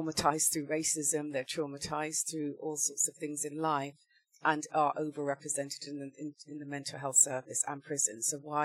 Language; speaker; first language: English; native; English